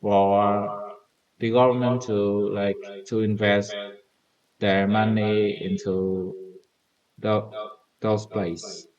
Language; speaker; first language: English; non-native, learner; Vietnamese